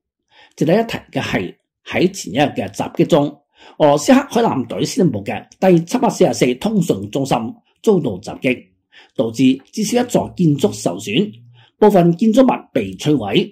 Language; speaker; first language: Chinese; non-native, local second language; Cantonese